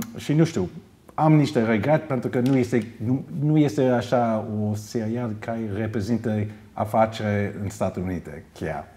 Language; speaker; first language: Romanian; early bilingual, heritage; Romanian